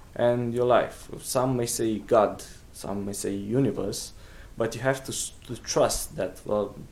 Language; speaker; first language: English; non-native, fluent; Romanian